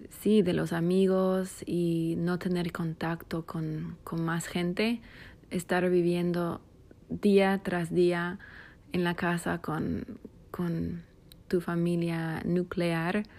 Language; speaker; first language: Spanish; non-native, fluent; English